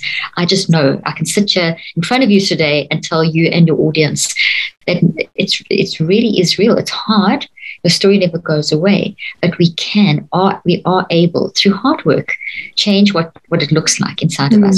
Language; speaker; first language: English; native; English